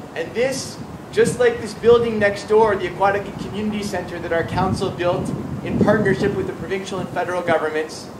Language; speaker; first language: English; native; English